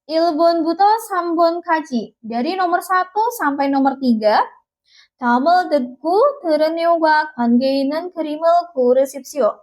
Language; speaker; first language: Korean; non-native, learner; Indonesian